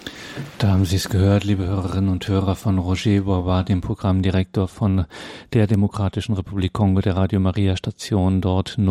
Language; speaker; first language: German; native; German